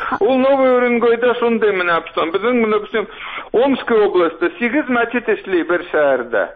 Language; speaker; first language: Tatar; native; Tatar